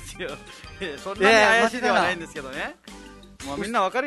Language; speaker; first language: Japanese; non-native, fluent; Nepali